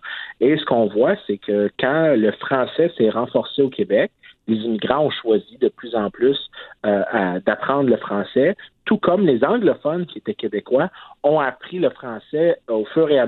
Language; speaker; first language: French; native; French